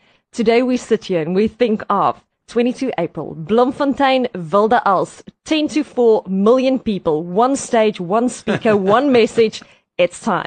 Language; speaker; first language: English; non-native, local second language; Afrikaans